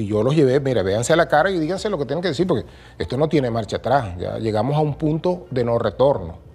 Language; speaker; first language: Spanish; native; Spanish